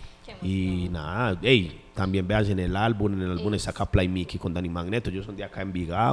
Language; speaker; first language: Spanish; native; Spanish